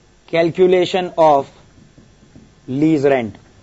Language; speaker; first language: English; non-native, local second language; Gujarati